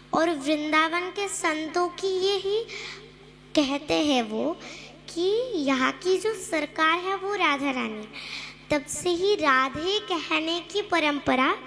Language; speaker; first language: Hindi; non-native, local second language; Marathi